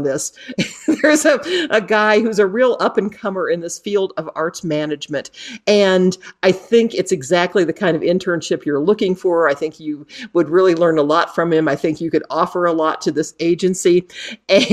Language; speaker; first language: English; native; English